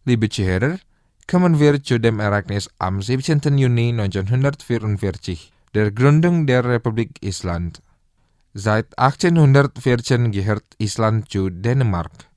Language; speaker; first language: German; non-native, fluent; Indonesian